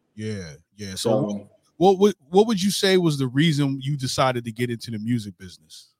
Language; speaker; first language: English; native; English